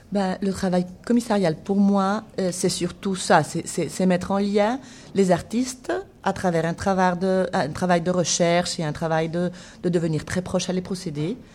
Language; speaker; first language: French; non-native, fluent; Spanish